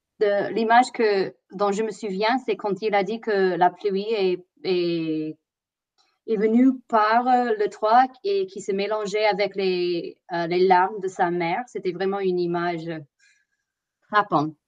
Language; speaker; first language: French; non-native, fluent; English